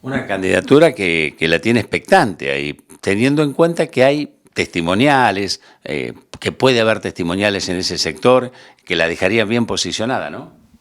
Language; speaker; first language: Spanish; native; Spanish